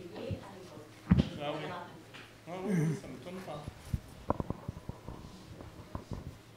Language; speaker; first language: French; non-native, fluent; Arabic